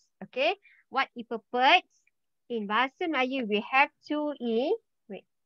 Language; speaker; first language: English; non-native, learner; Malay